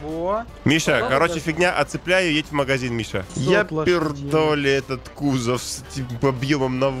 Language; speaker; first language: Russian; native; Russian